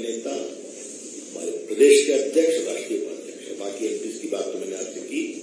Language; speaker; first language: Hindi; native; Hindi